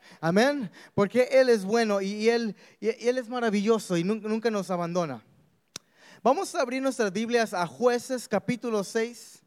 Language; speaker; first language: Spanish; early bilingual, heritage; Spanish